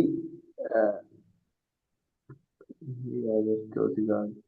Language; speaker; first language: English; non-native, learner; Urdu